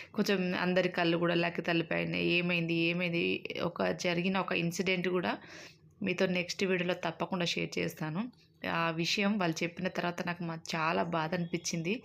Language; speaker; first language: Telugu; native; Telugu